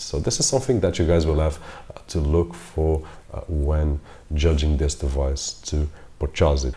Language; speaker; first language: English; non-native, fluent; Portuguese